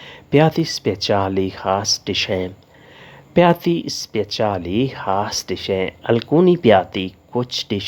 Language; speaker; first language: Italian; non-native, learner; Urdu